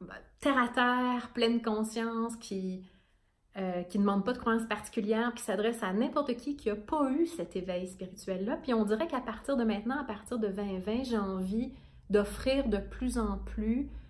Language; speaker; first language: French; native; French